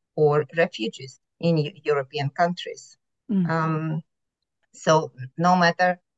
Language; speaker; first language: English; non-native, fluent; Ukrainian